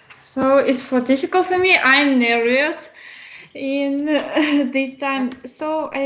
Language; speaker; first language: English; non-native, learner; Russian